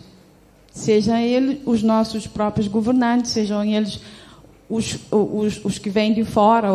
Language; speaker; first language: Portuguese; non-native, local second language; Kabuverdianu